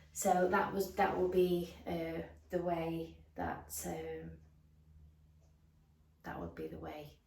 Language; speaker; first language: English; native; English